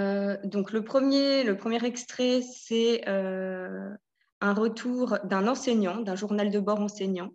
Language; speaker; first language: French; native; French